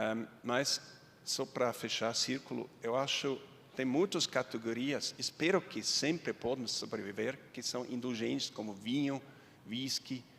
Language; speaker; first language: Portuguese; non-native, fluent; Swiss German